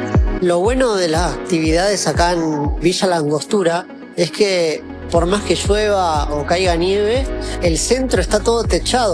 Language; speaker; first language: Spanish; native; Spanish